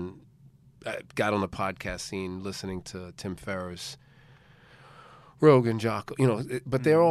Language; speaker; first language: English; native; English